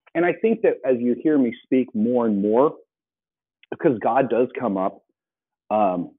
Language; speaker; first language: English; native; English